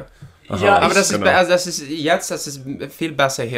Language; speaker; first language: German; non-native, learner; English